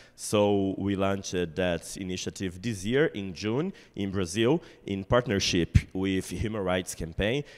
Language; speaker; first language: English; non-native, fluent; Portuguese